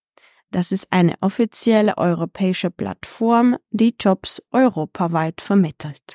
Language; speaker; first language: German; non-native, fluent; Czech